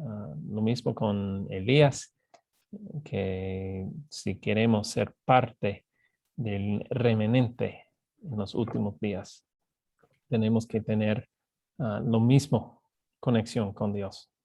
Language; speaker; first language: Spanish; non-native, fluent; English